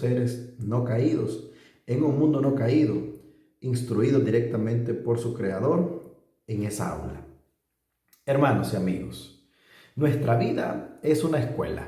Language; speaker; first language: Spanish; native; Spanish